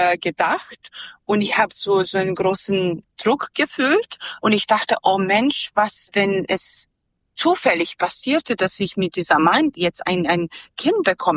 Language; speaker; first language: German; non-native, fluent; Serbian